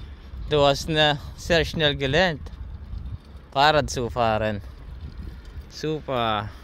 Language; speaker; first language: German; non-native, learner; Filipino